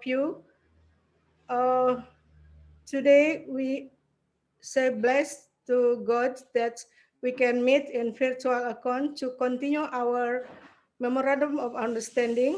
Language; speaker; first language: English; non-native, learner; Indonesian